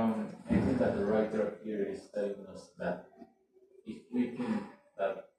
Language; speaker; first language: English; non-native, learner; Spanish